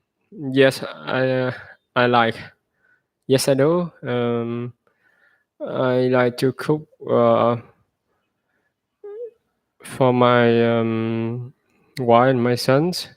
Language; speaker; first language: English; non-native, learner; Vietnamese